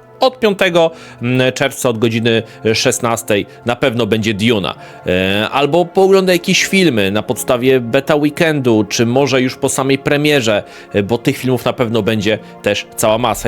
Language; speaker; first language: Polish; native; Polish